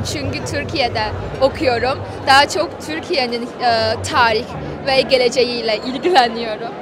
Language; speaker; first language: Turkish; non-native, fluent; Chinese